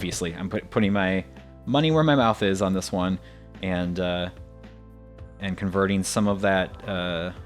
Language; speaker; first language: English; native; English